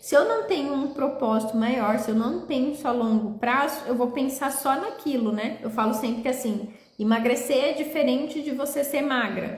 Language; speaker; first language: Portuguese; native; Portuguese